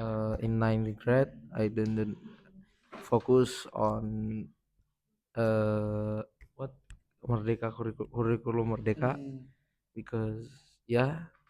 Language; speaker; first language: English; non-native, learner; Indonesian